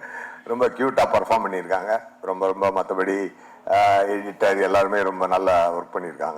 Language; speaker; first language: Tamil; native; Tamil